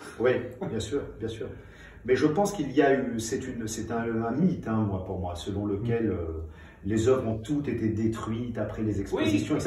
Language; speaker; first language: French; native; French